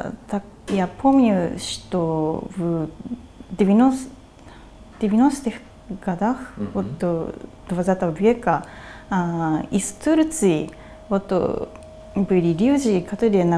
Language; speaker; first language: Russian; non-native, fluent; Japanese